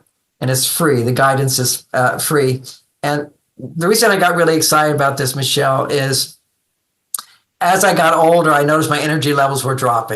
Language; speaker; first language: English; native; English